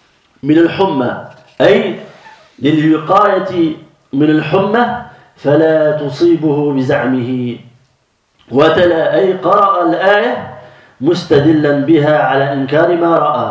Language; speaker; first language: Arabic; non-native, fluent; French